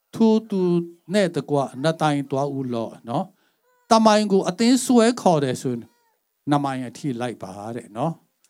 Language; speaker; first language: Burmese; non-native, local second language; Tedim Chin